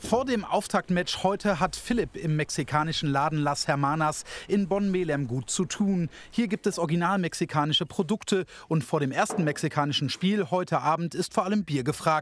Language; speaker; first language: German; native; German